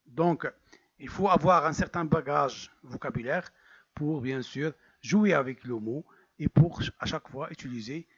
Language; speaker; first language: French; non-native, local second language; Arabic